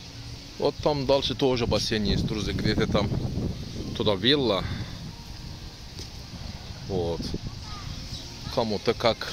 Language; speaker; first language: Russian; non-native, learner; Turkish